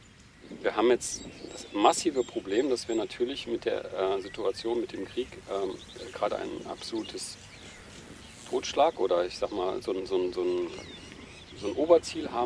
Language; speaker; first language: German; native; German